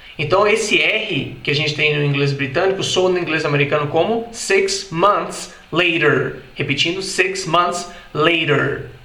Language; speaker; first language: Portuguese; native; Portuguese